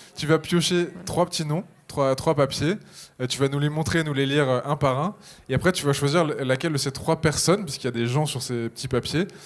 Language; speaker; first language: French; native; French